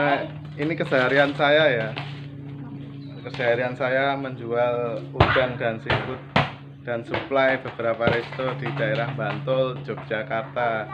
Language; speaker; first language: Indonesian; non-native, local second language; Javanese